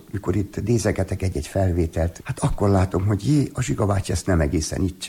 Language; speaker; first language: Hungarian; native; Hungarian